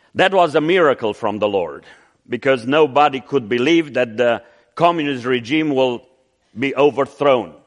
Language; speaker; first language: English; non-native, fluent; Romanian